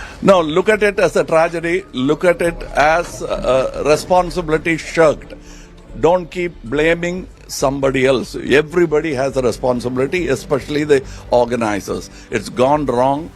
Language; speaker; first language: English; non-native, local second language; Tamil